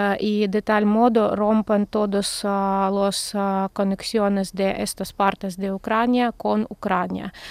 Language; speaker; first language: Spanish; non-native, learner; Ukrainian